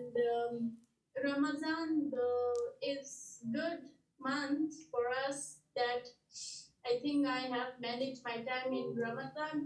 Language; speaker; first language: English; non-native, learner; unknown